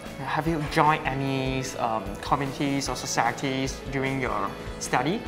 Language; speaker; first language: English; non-native, local second language; Chinese